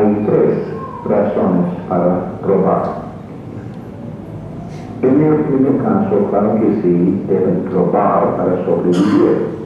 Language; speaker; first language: Spanish; non-native, fluent; English